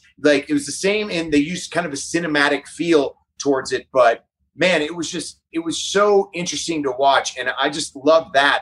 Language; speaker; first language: English; native; English